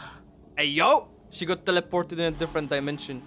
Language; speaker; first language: English; native; English